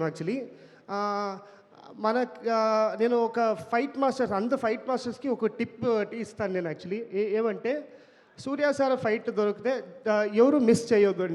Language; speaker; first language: Telugu; non-native, local second language; Kannada